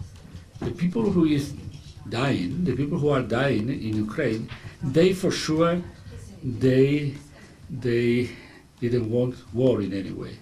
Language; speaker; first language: English; non-native, fluent; Spanish